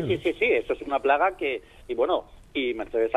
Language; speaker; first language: Spanish; native; Spanish